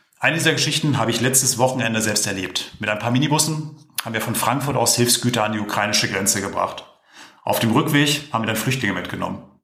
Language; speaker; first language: German; native; German